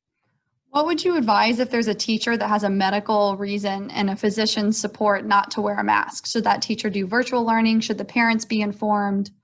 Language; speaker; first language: English; native; English